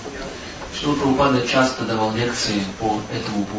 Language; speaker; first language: Russian; native; Russian